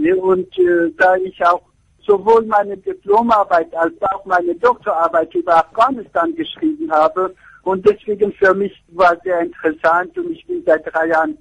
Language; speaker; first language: German; non-native, fluent; Persian